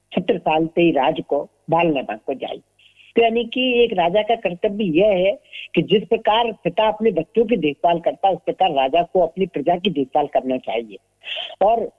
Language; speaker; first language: Hindi; native; Hindi